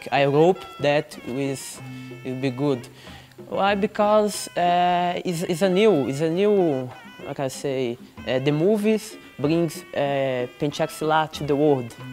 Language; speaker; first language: English; non-native, learner; Portuguese